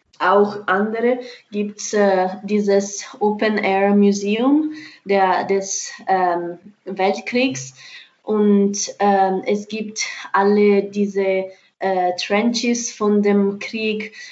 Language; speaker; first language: German; non-native, fluent; Italian